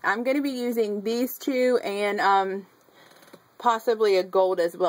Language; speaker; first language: English; native; English